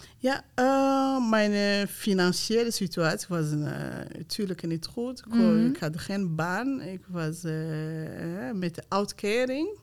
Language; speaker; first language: Dutch; non-native, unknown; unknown